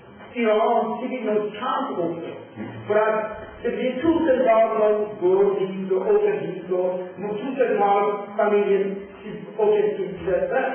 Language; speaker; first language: Swedish; non-native, fluent; Persian